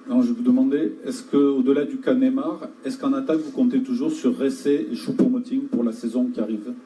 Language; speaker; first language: French; native; French